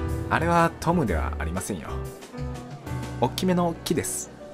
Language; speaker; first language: Japanese; native; Japanese